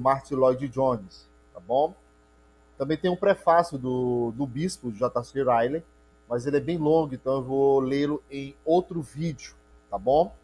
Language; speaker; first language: Portuguese; native; Portuguese